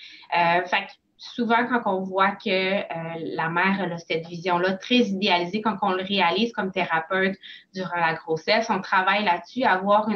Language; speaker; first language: French; native; French